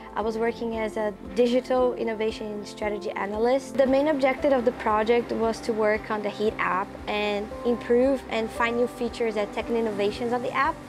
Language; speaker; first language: English; non-native, fluent; Portuguese